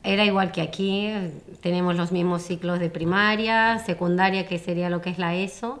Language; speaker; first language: Spanish; native; Spanish